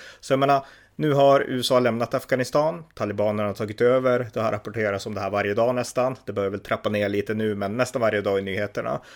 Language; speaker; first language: Swedish; native; Swedish